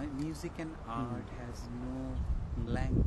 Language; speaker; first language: English; non-native, learner; Bangla